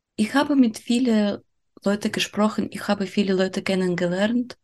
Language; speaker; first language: German; non-native, learner; Ukrainian